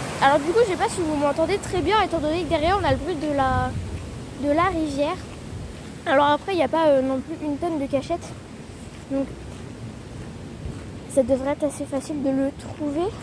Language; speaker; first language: French; native; French